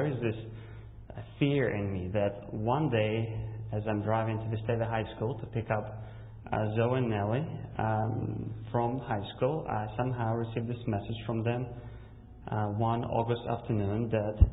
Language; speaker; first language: English; non-native, fluent; Russian